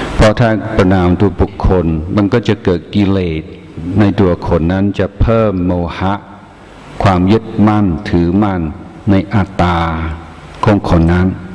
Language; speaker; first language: Thai; non-native, fluent; English